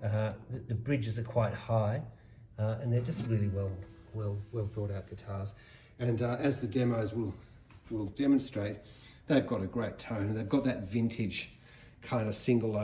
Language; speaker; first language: English; native; English